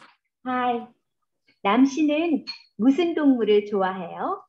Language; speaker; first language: Korean; non-native, learner; Vietnamese